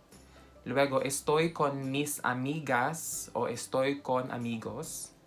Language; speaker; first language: Spanish; non-native, fluent; Filipino